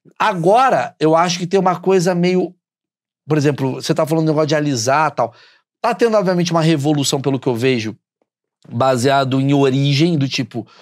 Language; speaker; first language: Portuguese; native; Portuguese